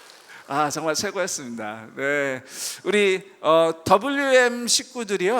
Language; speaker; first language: Korean; native; Korean